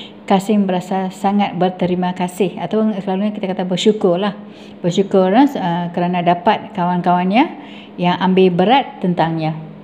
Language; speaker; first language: Malay; non-native, local second language; Tamil